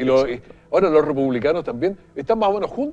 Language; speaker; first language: Spanish; native; Spanish